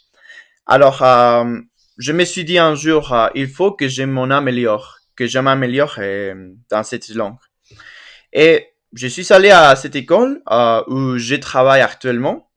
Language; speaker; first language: French; non-native, fluent; Spanish